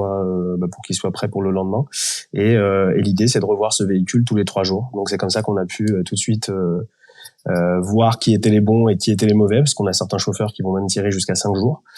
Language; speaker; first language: French; native; French